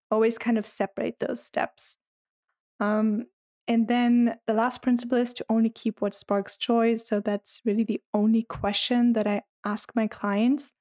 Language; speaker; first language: English; non-native, fluent; German